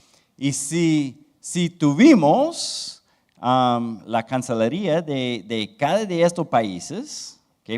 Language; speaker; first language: Spanish; non-native, fluent; English